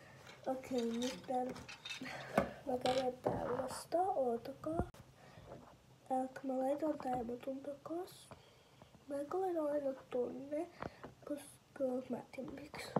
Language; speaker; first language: Finnish; early bilingual, other home language; Persian